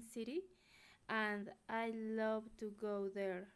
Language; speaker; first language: English; non-native, learner; Spanish